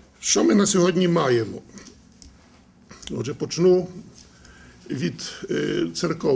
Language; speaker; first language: Ukrainian; early bilingual, heritage; Ukrainian